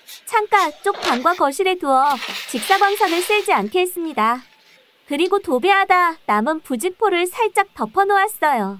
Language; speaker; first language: Korean; native; Korean